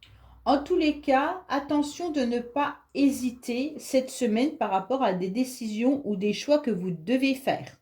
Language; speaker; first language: French; native; French